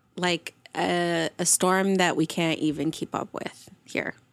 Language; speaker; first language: English; native; English